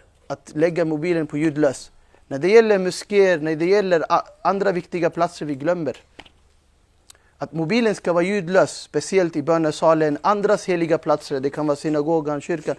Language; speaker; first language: Swedish; non-native, fluent; Urdu